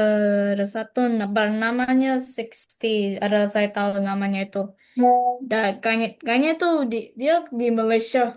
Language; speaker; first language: Indonesian; non-native, learner; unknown